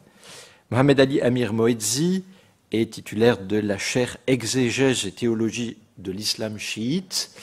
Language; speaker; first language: French; native; French